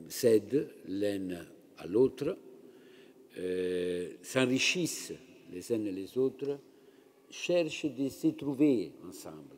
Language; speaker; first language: French; non-native, fluent; Italian